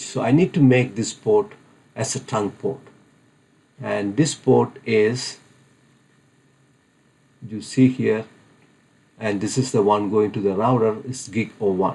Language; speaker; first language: English; non-native, fluent; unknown